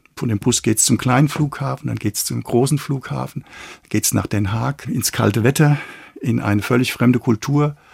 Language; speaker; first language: German; native; German